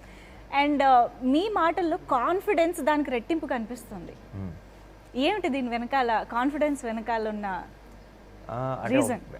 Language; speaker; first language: Telugu; native; Telugu